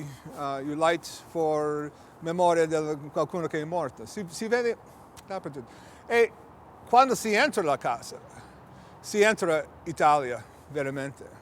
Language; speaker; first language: Italian; early bilingual, heritage; English